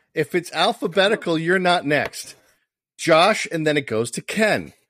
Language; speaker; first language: English; native; English